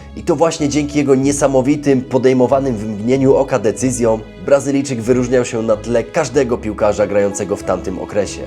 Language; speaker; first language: Polish; native; Polish